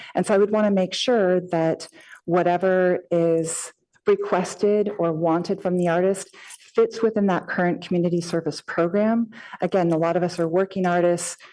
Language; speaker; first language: English; native; English